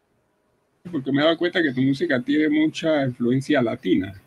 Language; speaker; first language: Spanish; native; Spanish